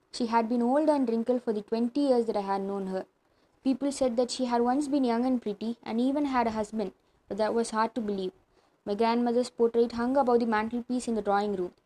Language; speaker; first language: English; non-native, local second language; Tamil